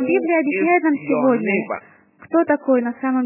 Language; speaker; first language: Russian; native; Russian